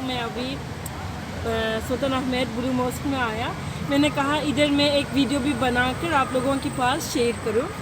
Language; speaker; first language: Hindi; non-native, fluent; Turkish